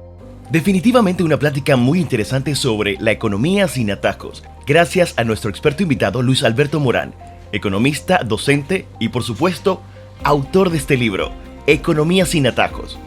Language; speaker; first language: Spanish; native; Spanish